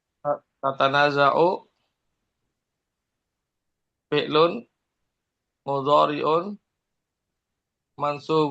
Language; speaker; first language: Arabic; non-native, fluent; Indonesian